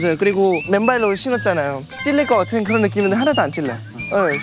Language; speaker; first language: Korean; non-native, fluent; Thai